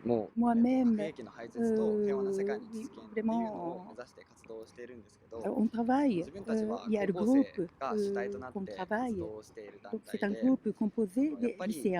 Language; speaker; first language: French; non-native, fluent; Japanese